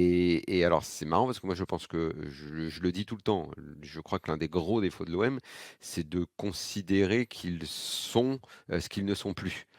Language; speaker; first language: French; native; French